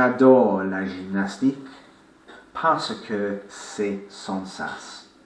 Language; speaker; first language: French; non-native, fluent; English